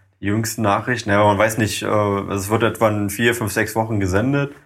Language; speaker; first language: German; native; German